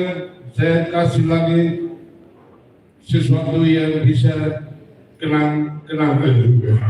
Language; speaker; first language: Indonesian; non-native, fluent; German